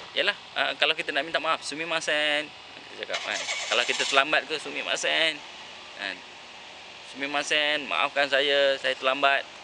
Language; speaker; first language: Malay; native; Malay